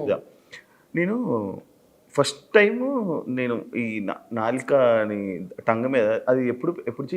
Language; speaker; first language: Telugu; native; Telugu